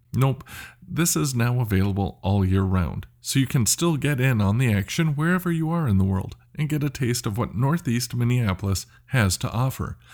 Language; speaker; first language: English; native; English